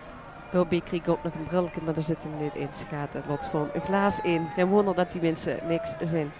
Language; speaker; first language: Dutch; native; Dutch